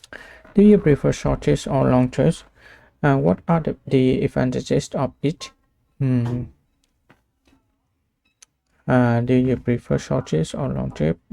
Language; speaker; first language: English; non-native, learner; Vietnamese